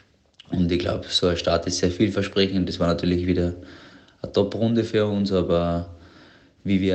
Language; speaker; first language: German; native; German